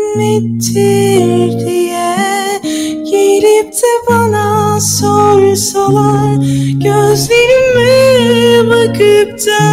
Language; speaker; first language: Turkish; native; Turkish